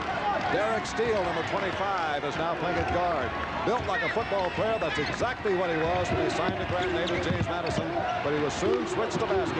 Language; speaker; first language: English; native; English